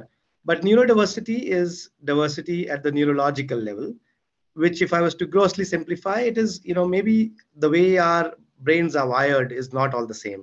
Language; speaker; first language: English; non-native, local second language; Hindi